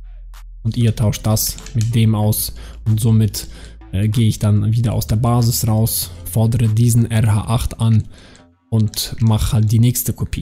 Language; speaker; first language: German; native; German